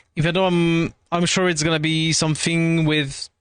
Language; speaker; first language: English; non-native, fluent; French